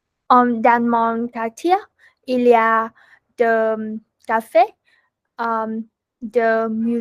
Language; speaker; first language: French; non-native, learner; Vietnamese